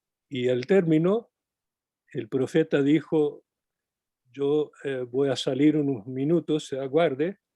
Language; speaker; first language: Spanish; non-native, fluent; English